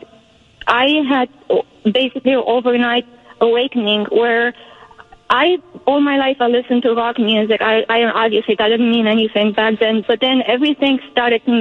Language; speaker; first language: English; non-native, fluent; Romanian